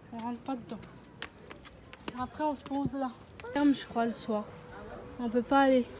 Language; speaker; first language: French; native; French